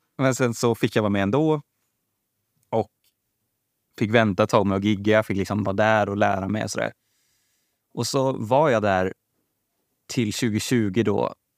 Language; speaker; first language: Swedish; native; Swedish